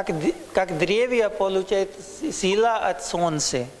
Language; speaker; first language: Russian; non-native, learner; Hindi